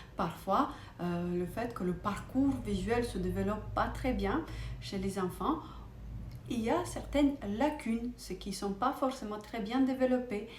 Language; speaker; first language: French; non-native, fluent; Russian